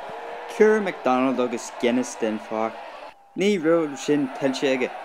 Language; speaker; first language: Irish; non-native, local second language; English